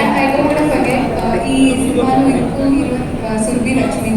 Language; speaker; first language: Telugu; non-native, fluent; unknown